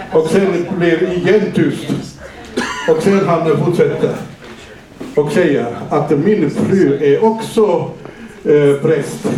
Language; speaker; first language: Swedish; non-native, fluent; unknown